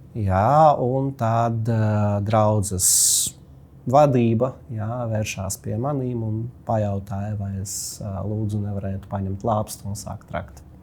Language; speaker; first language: Latvian; non-native, local second language; Russian